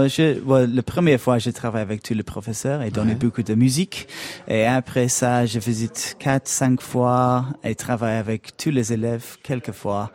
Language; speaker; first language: French; non-native, learner; English